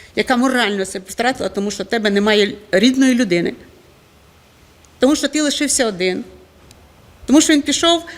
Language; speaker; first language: Ukrainian; native; Ukrainian